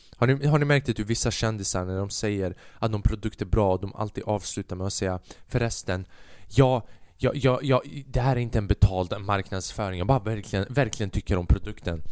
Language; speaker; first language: Swedish; early bilingual, other home language; Albanian